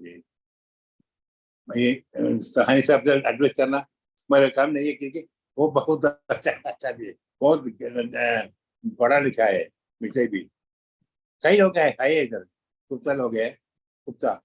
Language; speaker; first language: Hindi; non-native, local second language; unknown